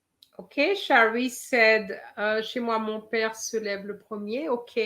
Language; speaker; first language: French; non-native, fluent; English